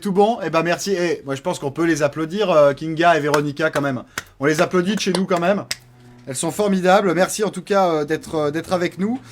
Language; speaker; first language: French; native; French